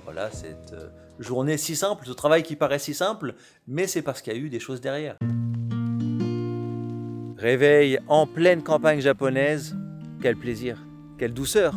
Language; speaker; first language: French; native; French